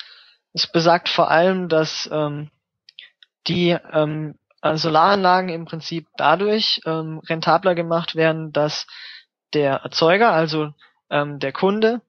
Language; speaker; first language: German; native; German